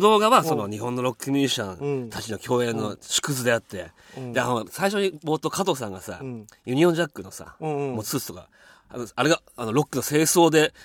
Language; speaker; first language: Japanese; native; Japanese